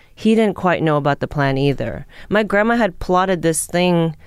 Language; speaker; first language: English; early bilingual, other home language; Japanese